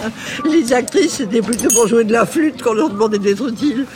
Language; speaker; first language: French; native; French